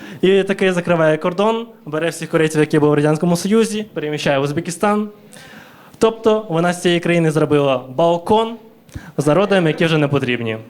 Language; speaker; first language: Ukrainian; early bilingual, other home language; Russian